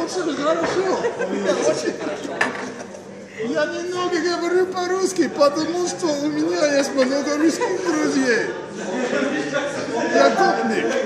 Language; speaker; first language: Russian; non-native, learner; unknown